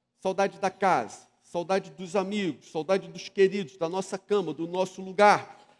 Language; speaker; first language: Portuguese; native; Portuguese